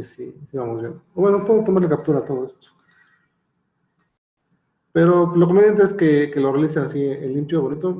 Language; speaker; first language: Spanish; native; Spanish